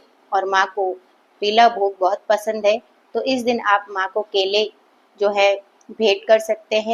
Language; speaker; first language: Hindi; native; Hindi